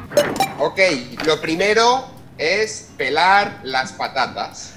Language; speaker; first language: Spanish; non-native, fluent; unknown